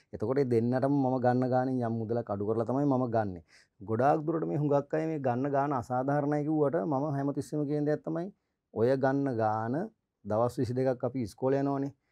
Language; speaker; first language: Sinhala; native; Sinhala